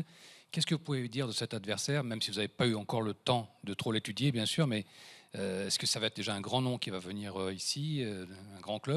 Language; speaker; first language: French; native; French